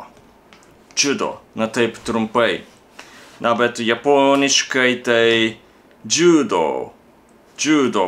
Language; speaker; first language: Lithuanian; non-native, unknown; Japanese